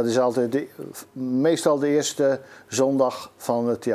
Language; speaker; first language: Dutch; native; Dutch